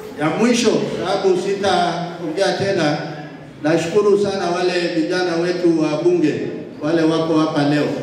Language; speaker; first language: Swahili; non-native, local second language; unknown